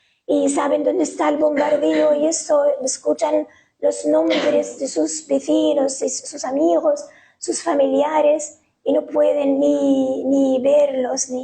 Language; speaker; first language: Spanish; non-native, fluent; Arabic